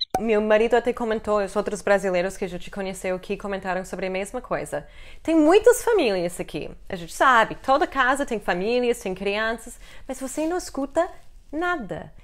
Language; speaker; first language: Portuguese; non-native, fluent; English